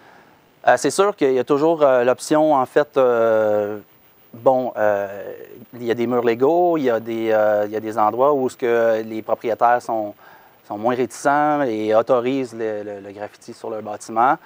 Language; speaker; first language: French; native; French